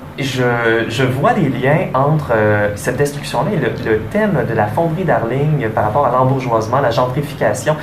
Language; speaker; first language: French; native; French